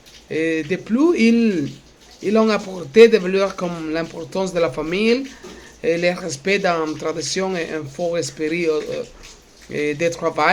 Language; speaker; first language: French; non-native, learner; Spanish